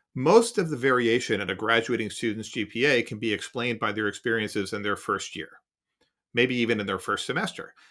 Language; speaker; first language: English; native; English